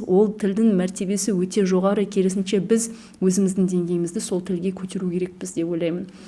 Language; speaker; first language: Kazakh; non-native, local second language; Chechen